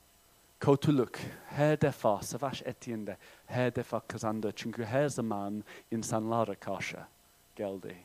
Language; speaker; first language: Turkish; non-native, fluent; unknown